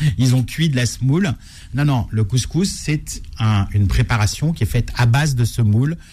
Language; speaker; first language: French; native; French